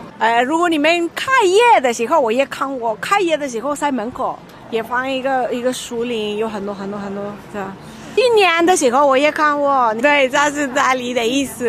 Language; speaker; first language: Chinese; non-native, learner; Spanish